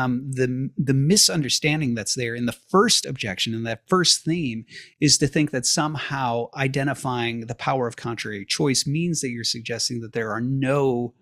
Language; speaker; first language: English; native; English